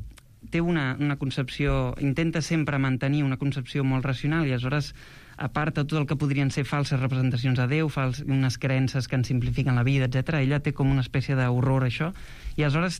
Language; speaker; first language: Catalan; native; Catalan